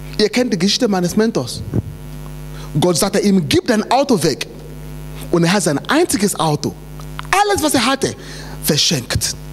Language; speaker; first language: German; non-native, fluent; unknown